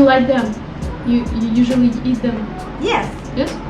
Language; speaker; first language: English; non-native, fluent; Ukrainian